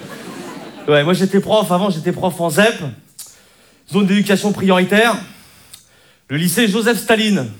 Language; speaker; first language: French; native; French